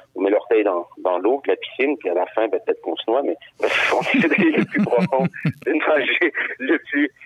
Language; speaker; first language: French; native; French